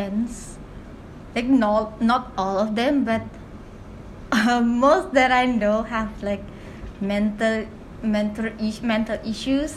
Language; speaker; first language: English; non-native, local second language; Malay